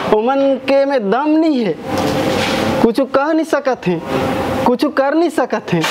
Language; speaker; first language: Hindi; native; Hindi